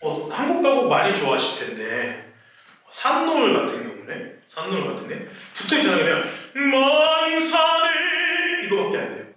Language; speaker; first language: Korean; native; Korean